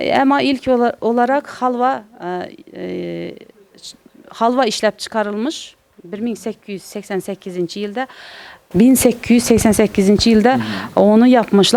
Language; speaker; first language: Turkish; non-native, learner; Uzbek